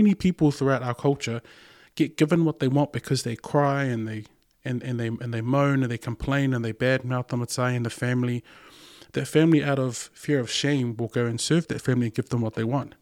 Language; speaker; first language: English; non-native, local second language; Samoan